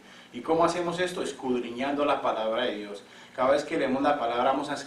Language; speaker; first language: Spanish; native; Spanish